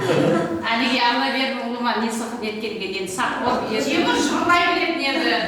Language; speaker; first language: Kazakh; native; Kazakh